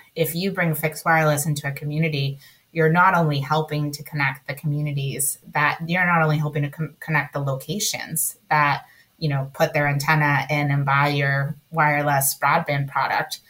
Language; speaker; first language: English; early bilingual, other home language; Spanish